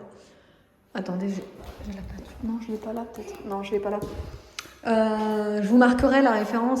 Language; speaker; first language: French; native; French